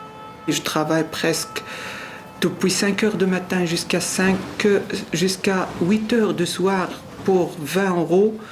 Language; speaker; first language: French; non-native, learner; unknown